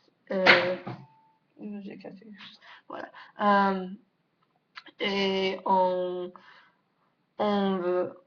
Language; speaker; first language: French; non-native, learner; English